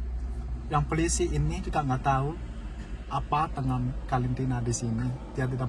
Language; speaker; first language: Indonesian; non-native, learner; Chinese